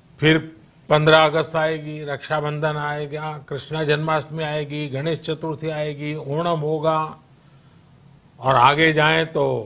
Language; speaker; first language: Hindi; non-native, local second language; Gujarati